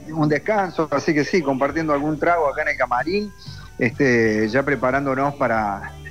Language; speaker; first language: Spanish; native; Spanish